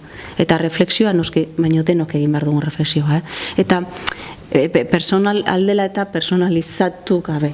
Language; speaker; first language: Basque; native; Basque